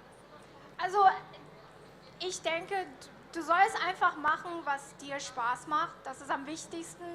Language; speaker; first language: German; early bilingual, heritage; German